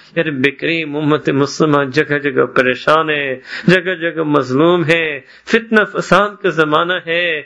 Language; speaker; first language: Urdu; early bilingual, other home language; English